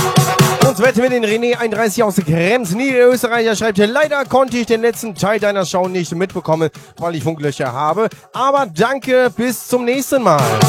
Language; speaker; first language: German; native; German